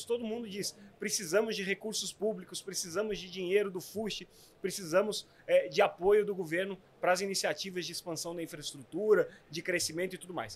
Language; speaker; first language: Portuguese; native; Portuguese